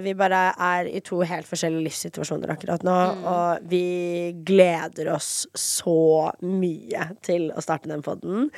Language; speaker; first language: Norwegian; early bilingual, heritage; Norwegian